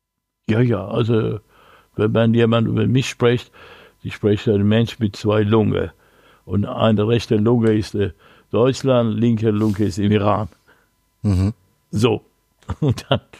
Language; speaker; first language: German; non-native, learner; Persian